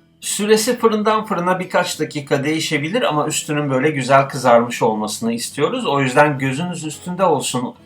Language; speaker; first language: Turkish; native; Turkish